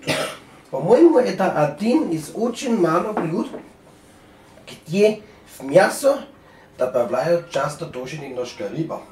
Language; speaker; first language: Russian; non-native, learner; German